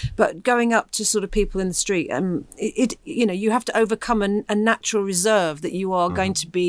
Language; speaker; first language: English; native; English